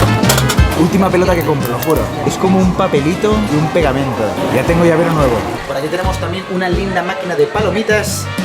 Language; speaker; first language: Spanish; native; Spanish